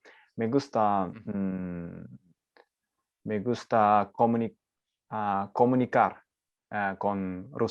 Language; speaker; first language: Spanish; non-native, learner; Japanese